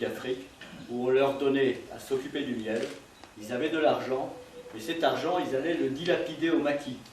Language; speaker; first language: French; native; French